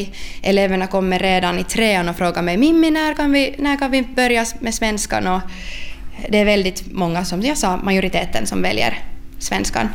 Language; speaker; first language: Swedish; non-native, local second language; Finnish